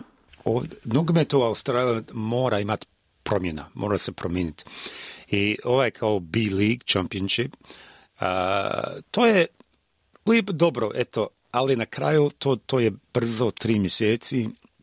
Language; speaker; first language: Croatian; early bilingual, heritage; Croatian